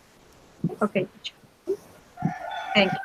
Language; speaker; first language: English; non-native, learner; Spanish